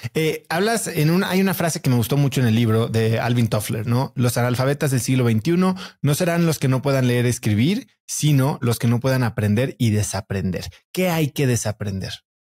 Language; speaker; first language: Spanish; native; Spanish